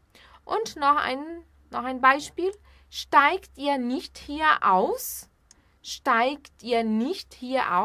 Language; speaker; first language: German; non-native, fluent; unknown